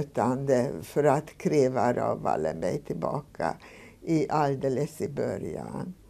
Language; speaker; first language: Swedish; non-native, fluent; Hungarian